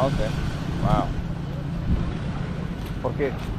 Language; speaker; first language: Portuguese; non-native, learner; English